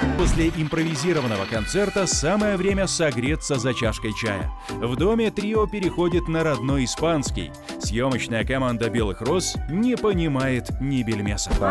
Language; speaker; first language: Russian; native; Russian